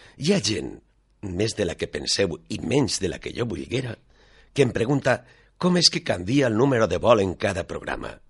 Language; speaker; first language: Catalan; non-native, local second language; Spanish